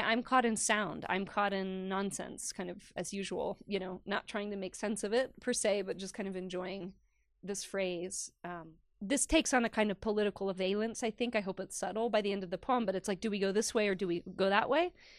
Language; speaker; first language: English; early bilingual, other home language; Spanish